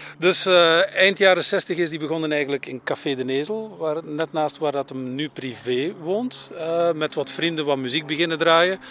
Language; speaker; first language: Dutch; native; Dutch